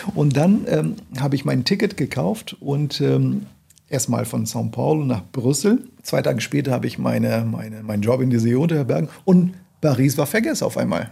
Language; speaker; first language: German; non-native, fluent; Portuguese